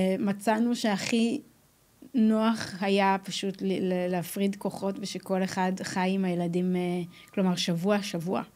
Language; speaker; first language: Hebrew; native; Hebrew